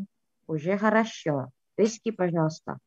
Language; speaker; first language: Russian; non-native, fluent; Indonesian